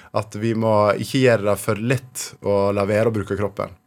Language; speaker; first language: Norwegian; native; Norwegian